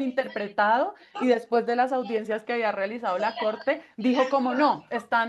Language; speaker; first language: Spanish; native; Spanish